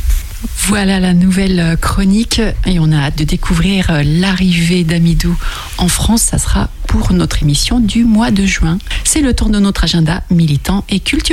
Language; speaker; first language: French; native; French